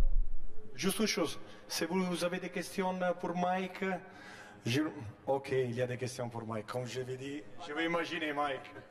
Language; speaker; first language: French; non-native, learner; Italian